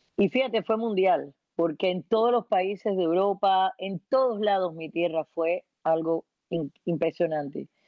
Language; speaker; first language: Spanish; early bilingual, heritage; Spanish